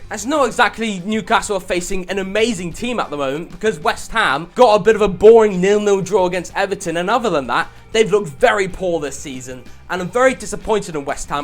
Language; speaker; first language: English; native; English